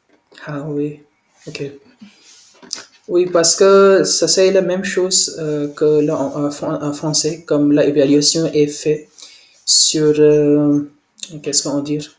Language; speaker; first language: French; non-native, learner; Hindi